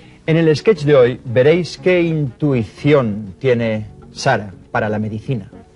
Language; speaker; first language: Spanish; native; Spanish